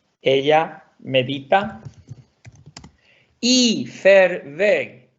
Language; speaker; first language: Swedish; non-native, fluent; Spanish